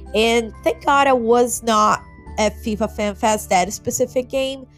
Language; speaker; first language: English; non-native, fluent; Portuguese